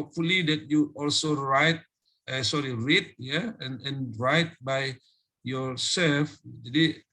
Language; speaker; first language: English; non-native, fluent; Indonesian